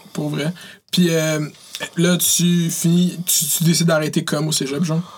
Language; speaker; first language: French; early bilingual, other home language; Arabic